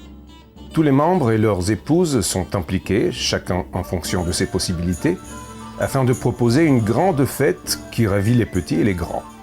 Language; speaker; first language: French; native; French